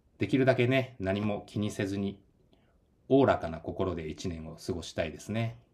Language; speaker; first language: Japanese; native; Japanese